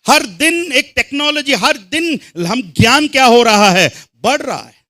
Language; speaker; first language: Hindi; non-native, local second language; Telugu